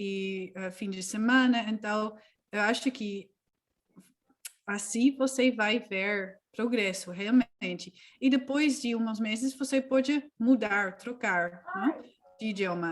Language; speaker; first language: Portuguese; non-native, fluent; Dutch